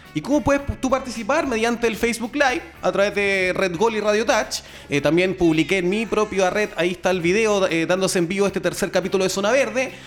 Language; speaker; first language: Spanish; native; Spanish